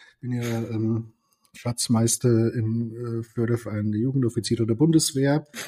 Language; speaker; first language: German; native; German